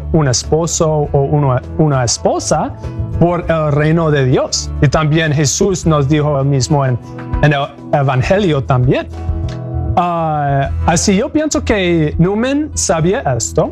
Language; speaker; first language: Spanish; non-native, learner; English